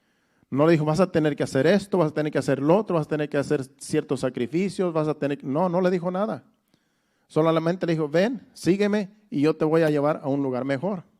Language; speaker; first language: Spanish; native; Spanish